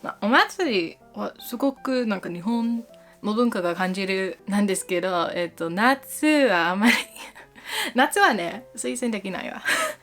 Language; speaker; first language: Japanese; non-native, fluent; English